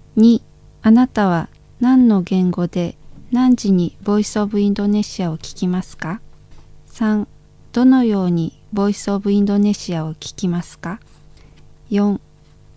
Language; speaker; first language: Japanese; non-native, fluent; Indonesian